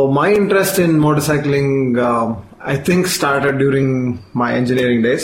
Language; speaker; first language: English; non-native, local second language; Kannada